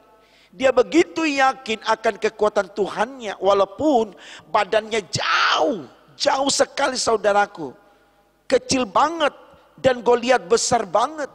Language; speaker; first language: Indonesian; native; Indonesian